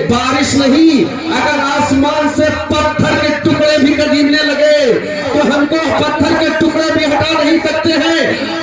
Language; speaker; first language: Urdu; native; Urdu